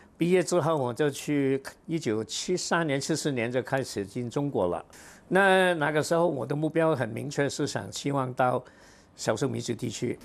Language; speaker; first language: Chinese; non-native, local second language; Cantonese